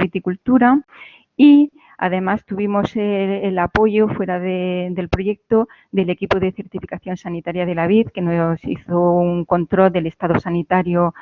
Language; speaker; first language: Spanish; native; Spanish